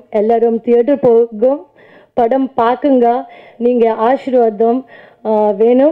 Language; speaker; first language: Tamil; non-native, learner; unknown